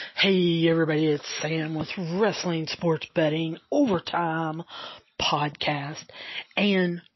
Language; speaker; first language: English; native; English